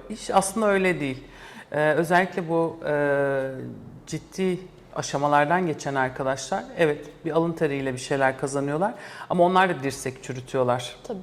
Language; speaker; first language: Turkish; early bilingual, heritage; Turkish